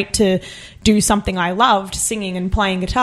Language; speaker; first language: English; native; English